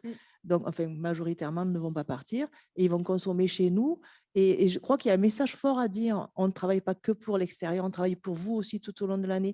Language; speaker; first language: French; native; French